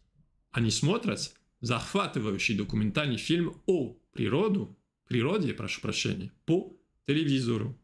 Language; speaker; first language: Russian; non-native, fluent; French